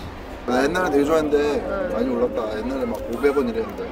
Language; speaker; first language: Korean; native; Korean